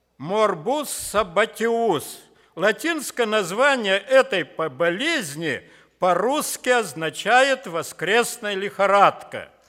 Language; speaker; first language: Russian; native; Russian